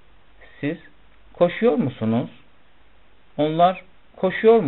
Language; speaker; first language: Turkish; non-native, fluent; Persian